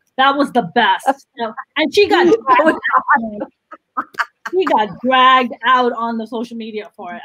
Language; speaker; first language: English; non-native, local second language; Urdu